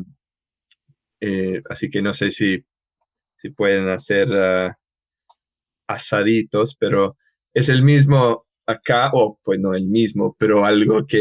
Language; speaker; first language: Spanish; non-native, fluent; English